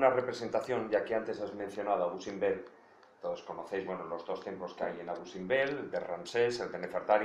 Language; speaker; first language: Spanish; native; Spanish